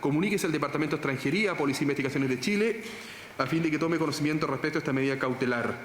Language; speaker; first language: Spanish; native; Spanish